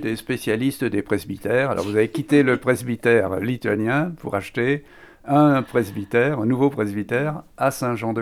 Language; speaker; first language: French; native; French